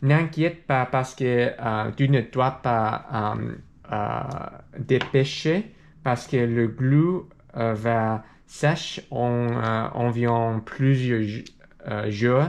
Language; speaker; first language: French; non-native, learner; English